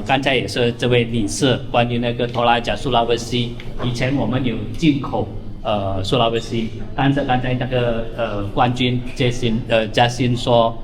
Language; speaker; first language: Chinese; non-native, learner; Indonesian